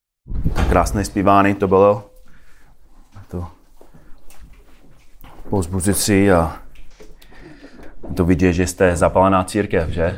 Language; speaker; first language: Czech; non-native, fluent; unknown